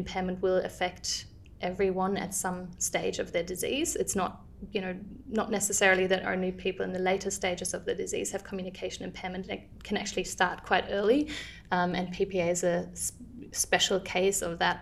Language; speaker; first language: English; non-native, fluent; German